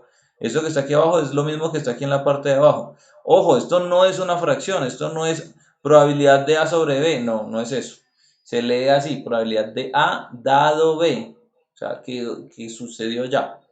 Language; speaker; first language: Spanish; native; Spanish